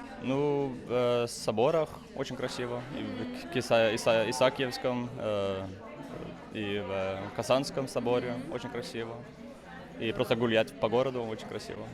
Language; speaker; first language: Russian; non-native, fluent; Norwegian